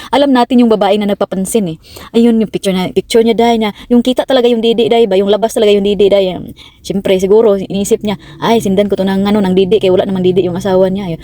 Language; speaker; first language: Filipino; non-native, local second language; Cebuano